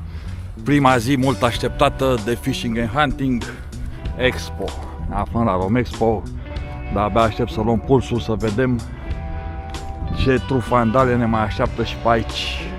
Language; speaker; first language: Romanian; native; Romanian